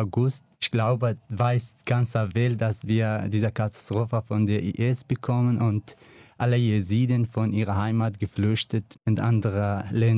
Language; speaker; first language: German; non-native, learner; Kurdish